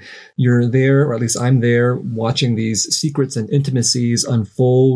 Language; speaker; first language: English; native; English